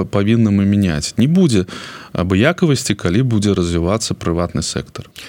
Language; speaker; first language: Belarusian; non-native, local second language; Russian